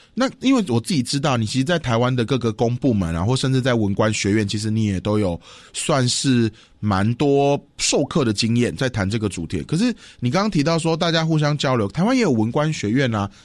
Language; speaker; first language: Chinese; non-native, local second language; Hakka Chinese